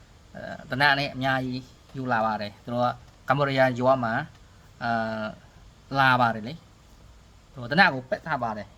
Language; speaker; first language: Burmese; non-native, learner; Khmer